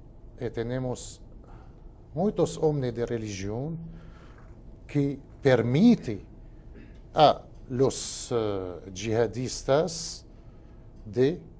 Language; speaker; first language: Spanish; non-native, fluent; Arabic